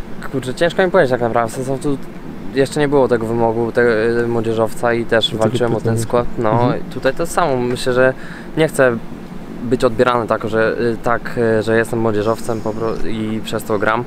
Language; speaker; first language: Polish; native; Polish